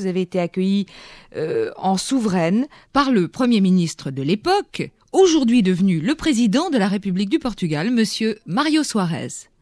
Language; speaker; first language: French; native; French